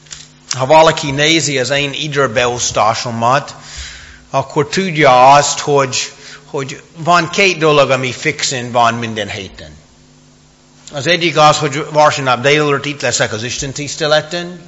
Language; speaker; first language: Hungarian; non-native, fluent; English